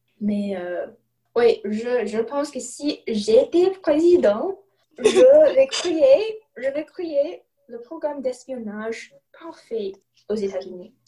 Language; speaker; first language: French; non-native, learner; English